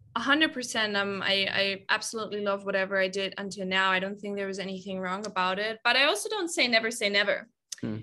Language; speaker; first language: English; non-native, fluent; German